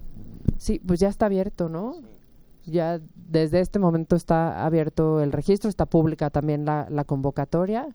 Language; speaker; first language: Spanish; native; Spanish